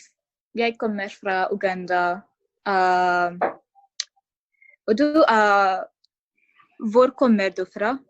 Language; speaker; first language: Norwegian; non-native, learner; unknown